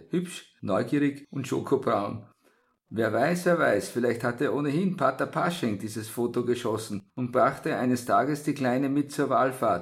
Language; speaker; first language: German; native; German